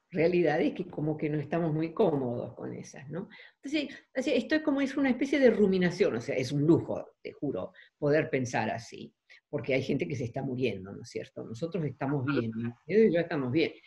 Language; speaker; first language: Spanish; non-native, fluent; Dutch